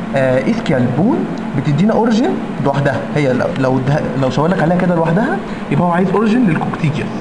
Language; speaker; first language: Arabic; native; Arabic